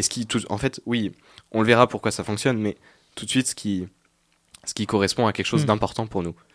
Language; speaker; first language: French; native; French